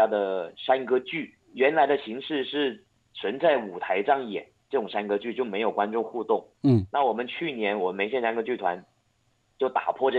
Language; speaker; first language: Chinese; non-native, local second language; Hakka Chinese